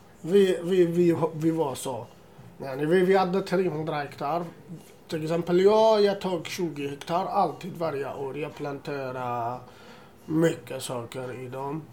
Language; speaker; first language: Swedish; non-native, learner; Assyrian Neo-Aramaic